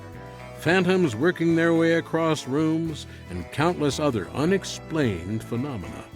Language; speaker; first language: English; native; English